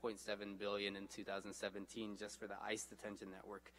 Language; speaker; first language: English; native; English